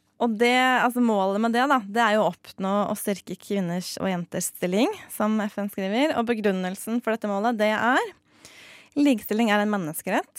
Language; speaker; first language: Norwegian; native; Norwegian